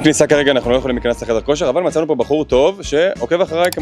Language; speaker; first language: Hebrew; native; Hebrew